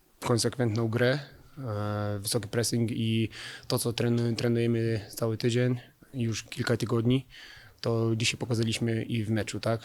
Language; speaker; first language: Polish; non-native, fluent; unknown